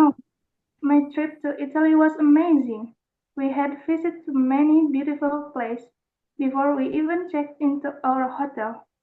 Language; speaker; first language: English; non-native, learner; Indonesian